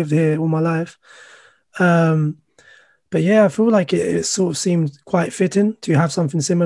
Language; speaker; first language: English; native; English